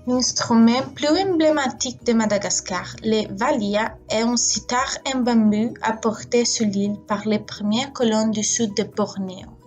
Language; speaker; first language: French; non-native, learner; English